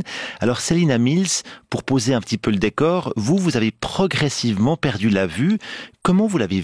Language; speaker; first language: French; native; French